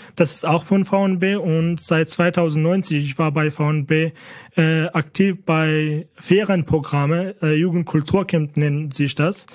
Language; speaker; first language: German; non-native, fluent; Kurdish